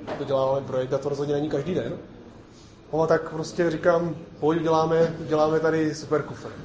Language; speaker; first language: Czech; native; Czech